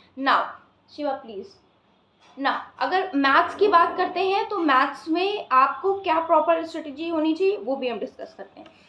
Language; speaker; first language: Hindi; native; Hindi